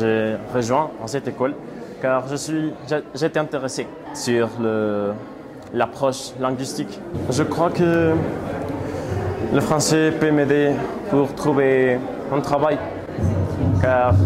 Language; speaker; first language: French; non-native, learner; Spanish